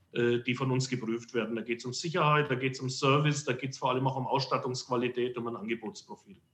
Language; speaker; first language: German; native; German